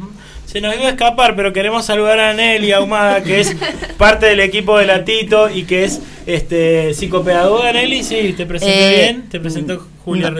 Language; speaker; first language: Spanish; native; Spanish